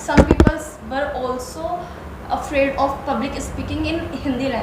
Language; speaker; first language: English; non-native, learner; Hindi